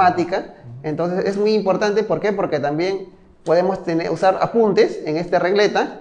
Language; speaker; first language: Spanish; native; Spanish